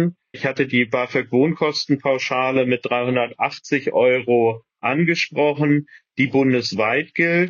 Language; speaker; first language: German; native; German